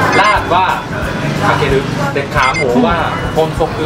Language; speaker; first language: Japanese; non-native, fluent; Thai